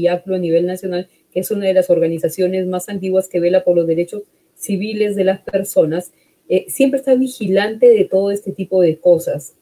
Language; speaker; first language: Spanish; native; Spanish